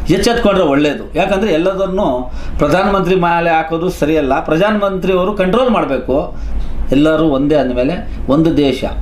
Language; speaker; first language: Kannada; non-native, local second language; Urdu